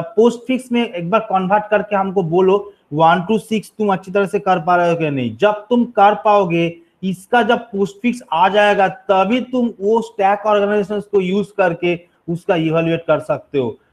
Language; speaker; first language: Hindi; non-native, local second language; Bangla